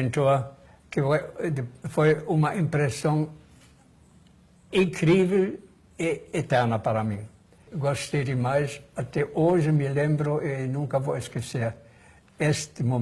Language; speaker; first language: Portuguese; non-native, fluent; German